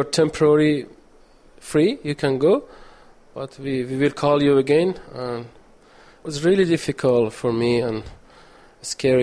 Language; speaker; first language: English; non-native, learner; Persian